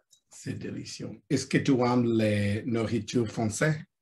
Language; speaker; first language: French; non-native, learner; Spanish